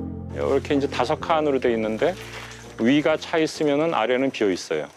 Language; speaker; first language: Korean; native; Korean